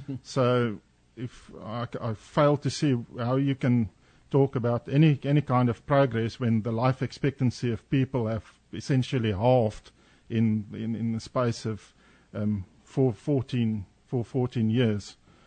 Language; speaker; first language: English; non-native, local second language; Afrikaans